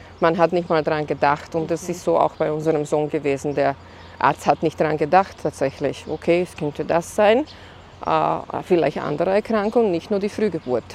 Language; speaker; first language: German; non-native, fluent; Slovak